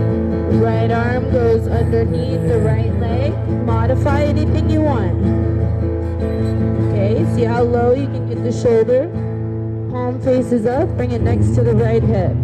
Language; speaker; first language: English; native; English